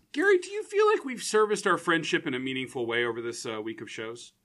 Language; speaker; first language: English; early bilingual, other home language; Dutch